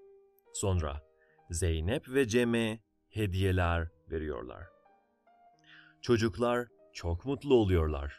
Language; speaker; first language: Turkish; non-native, fluent; Persian